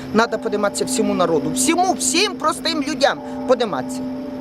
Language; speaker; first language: Ukrainian; native; Ukrainian